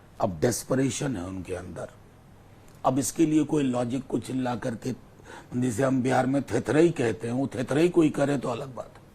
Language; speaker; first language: Hindi; non-native, local second language; Maithili